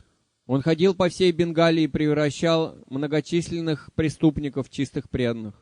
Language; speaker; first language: Russian; native; Russian